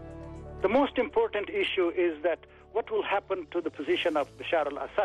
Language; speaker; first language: English; non-native, fluent; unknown